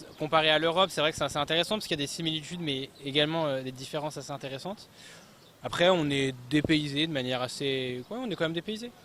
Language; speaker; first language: French; native; French